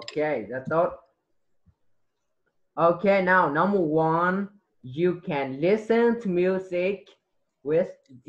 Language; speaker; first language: English; non-native, fluent; Vietnamese